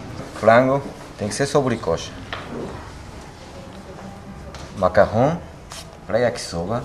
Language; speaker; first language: Portuguese; non-native, learner; Japanese